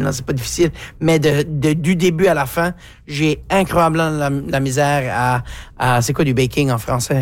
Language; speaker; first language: French; native; French